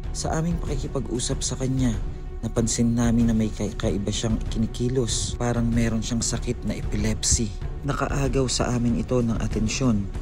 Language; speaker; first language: Filipino; native; Filipino